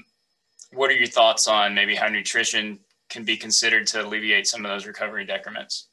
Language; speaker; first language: English; native; English